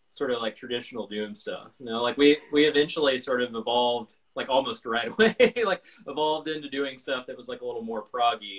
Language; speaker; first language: English; native; English